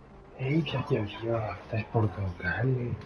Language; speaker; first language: Greek; native; Greek